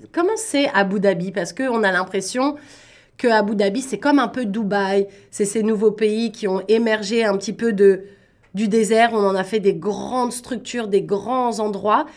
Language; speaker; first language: French; native; French